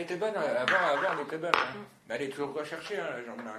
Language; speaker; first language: French; native; French